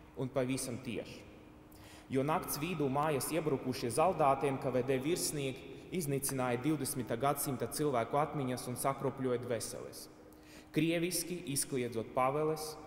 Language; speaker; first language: Latvian; non-native, local second language; Russian